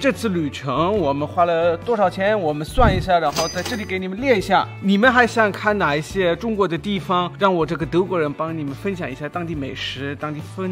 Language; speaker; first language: Chinese; non-native, fluent; German